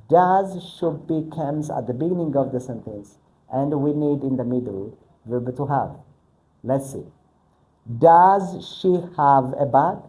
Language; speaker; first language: English; non-native, local second language; Amharic